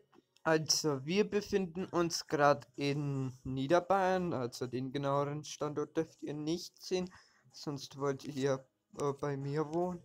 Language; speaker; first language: German; early bilingual, other home language; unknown